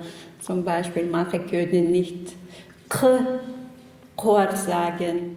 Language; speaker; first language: German; non-native, learner; Chechen